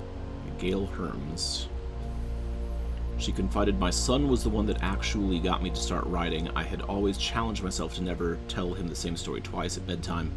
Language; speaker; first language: English; native; English